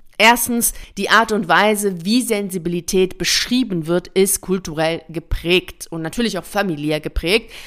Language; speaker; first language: German; early bilingual, other home language; Persian